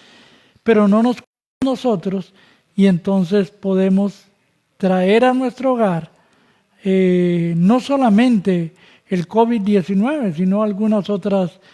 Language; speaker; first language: Spanish; native; Spanish